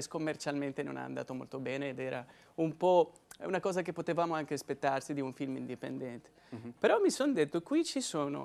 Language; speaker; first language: Italian; non-native, fluent; Arabic